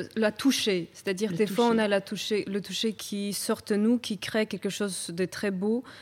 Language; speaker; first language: French; non-native, fluent; Georgian